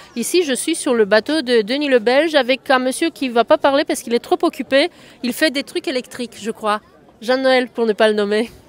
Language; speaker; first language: French; native; French